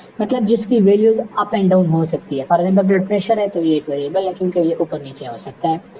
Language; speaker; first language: Urdu; non-native, local second language; Pashto